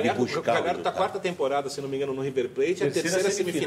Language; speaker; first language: Portuguese; native; Portuguese